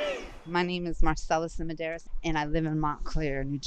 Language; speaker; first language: English; native; English